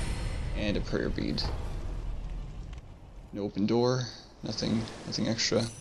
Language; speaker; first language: English; native; English